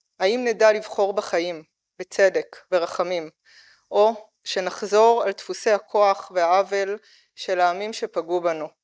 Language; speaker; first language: Hebrew; native; Hebrew